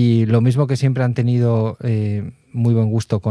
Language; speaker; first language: Spanish; native; Spanish